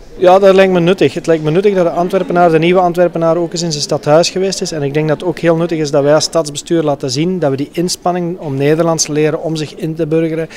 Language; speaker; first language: Dutch; native; Dutch